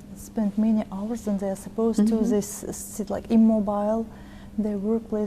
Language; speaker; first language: English; non-native, fluent; Kazakh